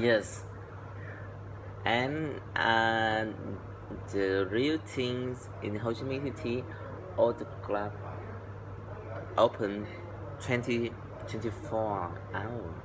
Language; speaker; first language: English; non-native, learner; Vietnamese